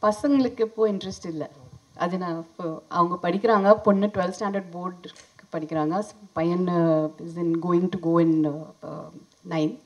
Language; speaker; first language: Tamil; non-native, fluent; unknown